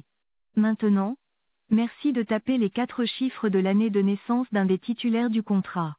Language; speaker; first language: French; native; French